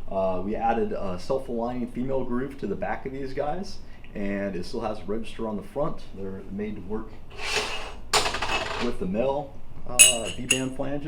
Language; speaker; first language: English; native; English